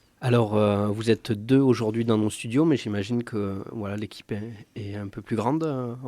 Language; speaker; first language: French; native; French